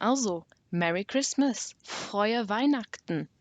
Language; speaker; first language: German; non-native, learner; English